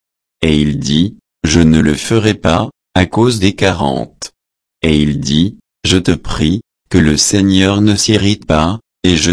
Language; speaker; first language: French; native; French